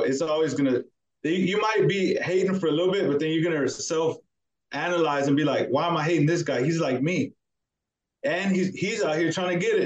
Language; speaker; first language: English; early bilingual, other home language; Spanish